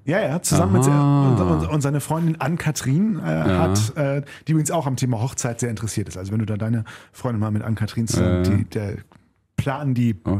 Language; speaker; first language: German; native; German